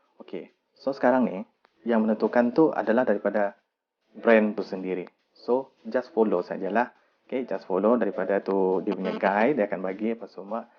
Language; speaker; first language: Malay; native; Malay